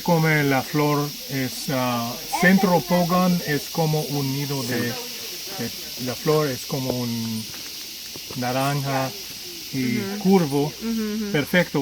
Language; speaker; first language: Spanish; non-native, learner; English